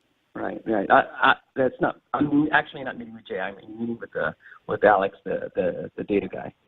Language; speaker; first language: English; native; English